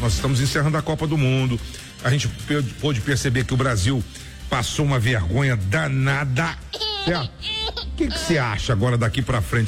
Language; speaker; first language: Portuguese; native; Portuguese